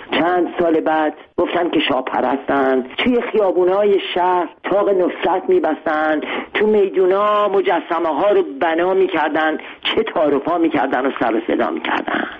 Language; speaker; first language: Persian; non-native, local second language; Armenian